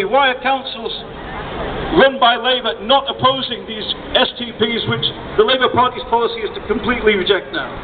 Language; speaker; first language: English; native; English